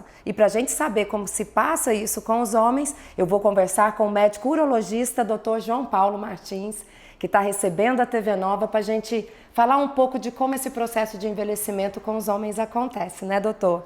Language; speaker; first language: Portuguese; native; Portuguese